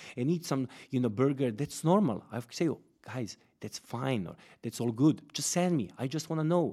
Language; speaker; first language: English; non-native, fluent; Serbian